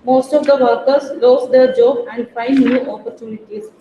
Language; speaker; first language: English; non-native, local second language; Malayalam